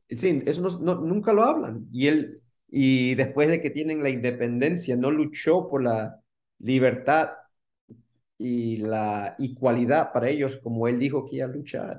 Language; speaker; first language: Spanish; early bilingual, heritage; Spanish